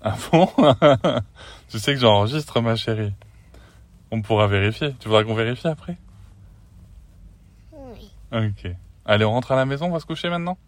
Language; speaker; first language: French; native; French